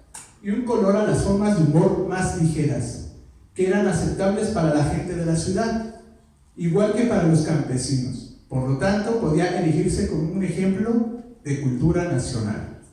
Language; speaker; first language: Spanish; native; Spanish